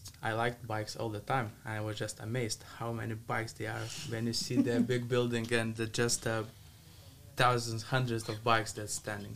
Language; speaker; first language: English; non-native, learner; Lithuanian